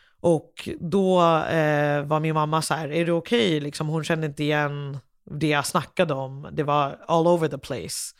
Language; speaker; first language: Swedish; early bilingual, other home language; English